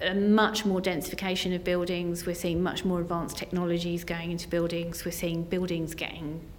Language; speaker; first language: English; native; English